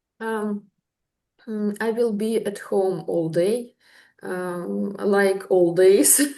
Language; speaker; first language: English; non-native, learner; Russian